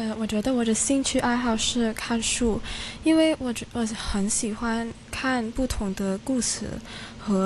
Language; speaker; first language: Chinese; non-native, local second language; Cantonese